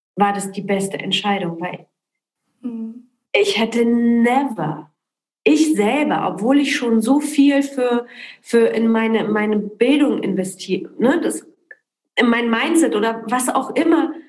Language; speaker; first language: German; early bilingual, other home language; Polish